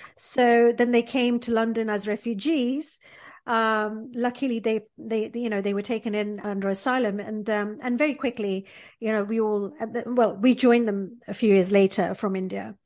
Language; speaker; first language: English; early bilingual, other home language; Gujarati